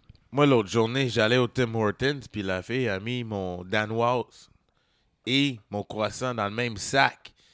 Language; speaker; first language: French; native; French